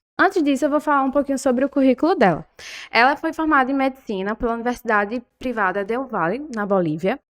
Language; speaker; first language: Portuguese; native; Portuguese